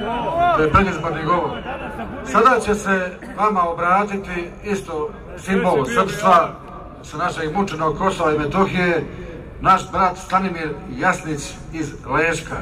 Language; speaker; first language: Bosnian; native; Bosnian